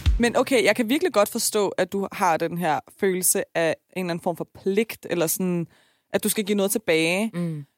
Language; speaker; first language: Danish; early bilingual, other home language; Persian